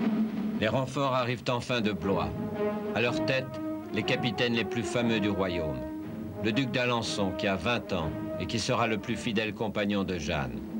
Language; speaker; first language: French; native; French